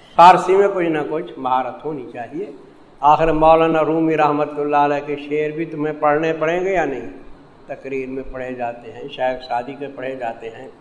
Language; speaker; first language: Urdu; non-native, local second language; Punjabi